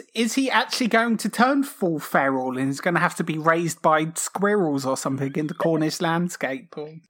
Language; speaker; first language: English; native; English